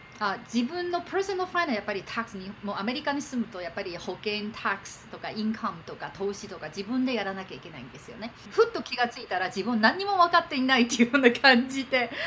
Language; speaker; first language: Japanese; non-native, fluent; Chinese